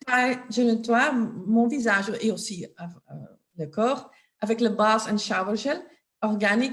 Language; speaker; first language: French; non-native, local second language; Dutch